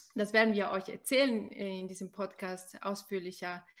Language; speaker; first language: German; non-native, fluent; Spanish